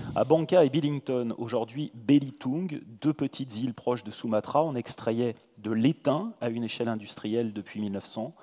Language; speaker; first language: French; native; French